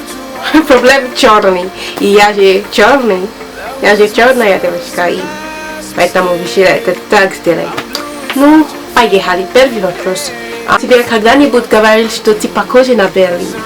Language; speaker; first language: Russian; non-native, learner; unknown